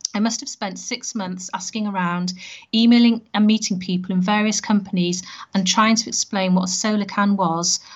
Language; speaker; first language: English; native; English